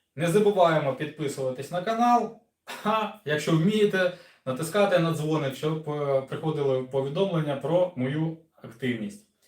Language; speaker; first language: Ukrainian; non-native, local second language; Russian